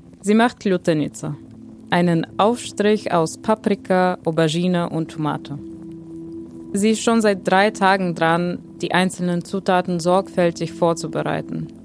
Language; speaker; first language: German; non-native, fluent; Bulgarian